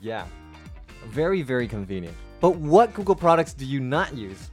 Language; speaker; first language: English; early bilingual, other home language; Chinese